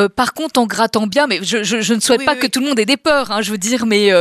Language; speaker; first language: French; native; French